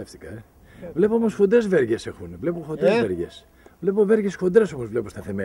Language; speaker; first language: Greek; native; Greek